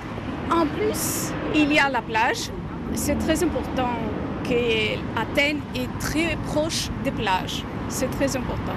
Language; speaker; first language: French; non-native, fluent; Greek